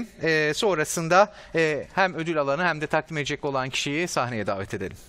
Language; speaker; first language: Turkish; native; Turkish